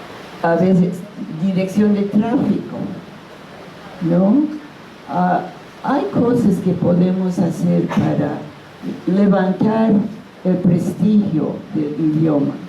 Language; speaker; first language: Spanish; non-native, fluent; English